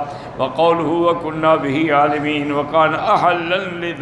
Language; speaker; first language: Arabic; non-native, fluent; Urdu